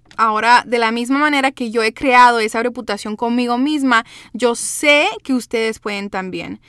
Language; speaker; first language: Spanish; early bilingual, heritage; Spanish